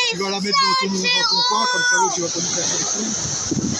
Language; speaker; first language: French; native; French